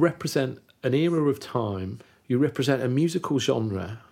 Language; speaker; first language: English; native; English